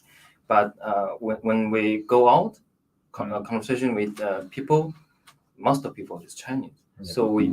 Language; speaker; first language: English; non-native, learner; Mongolian